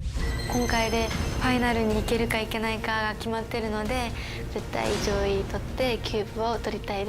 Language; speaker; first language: Japanese; native; Japanese